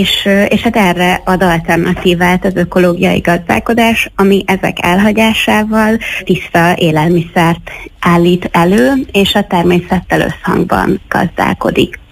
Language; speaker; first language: Hungarian; native; Hungarian